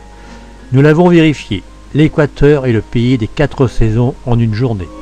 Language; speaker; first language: French; native; French